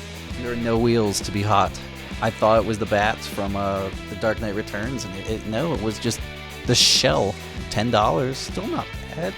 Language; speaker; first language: English; native; English